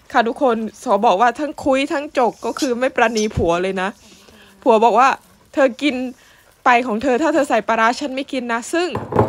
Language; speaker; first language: Thai; native; Thai